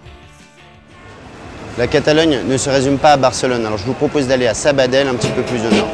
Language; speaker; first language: French; native; French